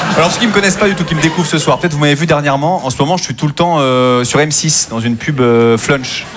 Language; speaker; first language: French; native; French